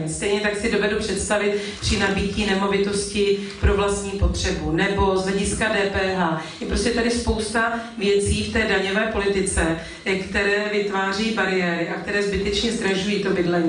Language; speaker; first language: Czech; native; Czech